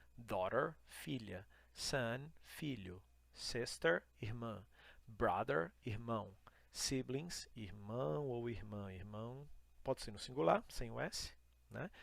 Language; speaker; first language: Portuguese; native; Portuguese